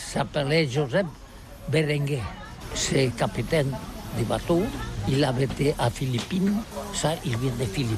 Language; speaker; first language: French; non-native, learner; Catalan